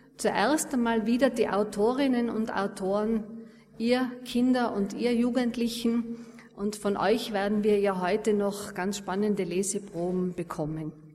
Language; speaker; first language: German; native; German